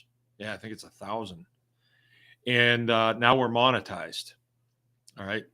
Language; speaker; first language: English; native; English